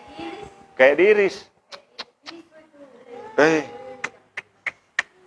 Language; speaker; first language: Indonesian; native; Indonesian